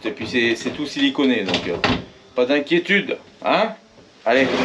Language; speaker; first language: French; native; French